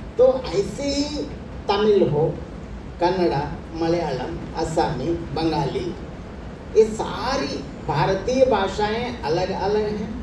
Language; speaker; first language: Hindi; non-native, local second language; Telugu